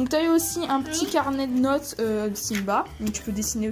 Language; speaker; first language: French; native; French